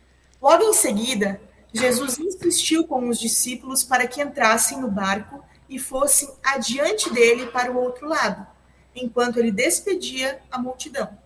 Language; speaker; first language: Portuguese; native; Portuguese